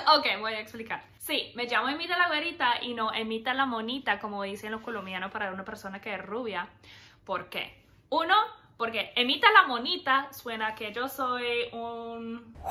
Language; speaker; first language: Spanish; non-native, fluent; English